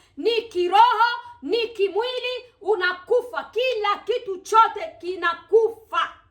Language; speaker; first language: Swahili; native; Swahili